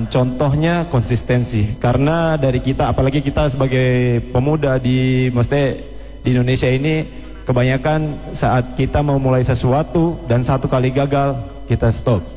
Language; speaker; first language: Indonesian; native; Indonesian